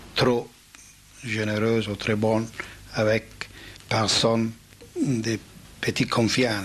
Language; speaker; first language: French; non-native, learner; Italian